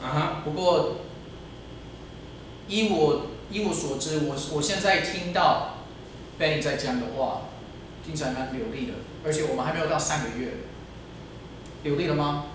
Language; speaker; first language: Chinese; non-native, fluent; English